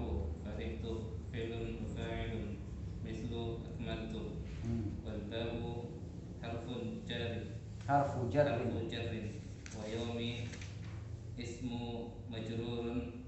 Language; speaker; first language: Arabic; non-native, learner; Indonesian